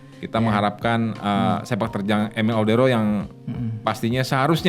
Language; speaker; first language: Indonesian; native; Indonesian